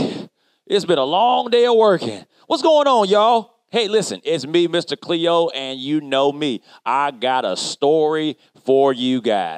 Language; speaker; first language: English; native; English